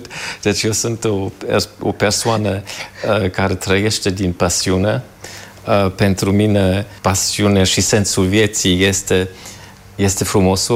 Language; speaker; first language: Romanian; non-native, fluent; German